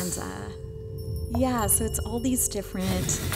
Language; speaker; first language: English; native; English